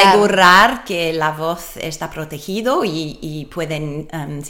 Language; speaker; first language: Spanish; non-native, learner; English